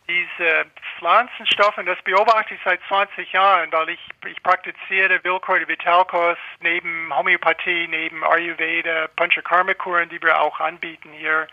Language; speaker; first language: German; non-native, fluent; English